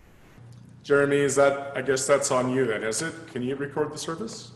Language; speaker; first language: English; native; English